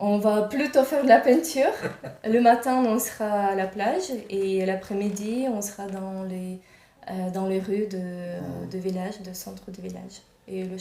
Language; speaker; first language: French; non-native, fluent; Ukrainian